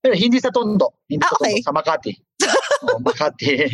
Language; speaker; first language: Filipino; non-native, learner; Japanese